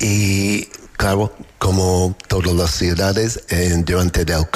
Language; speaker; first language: Spanish; non-native, learner; English